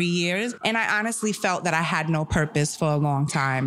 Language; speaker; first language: English; early bilingual, other home language; German